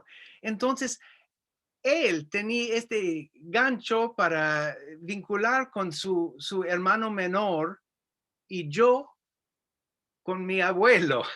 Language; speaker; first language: Spanish; non-native, fluent; English